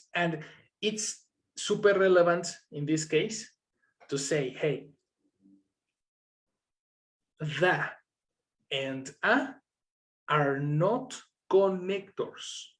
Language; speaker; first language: English; non-native, fluent; Spanish